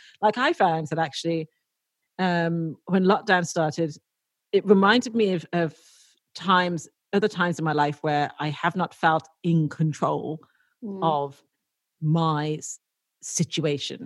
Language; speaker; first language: English; native; English